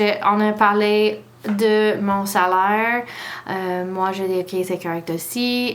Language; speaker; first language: French; non-native, learner; English